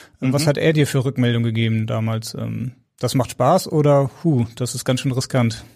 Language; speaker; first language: German; native; German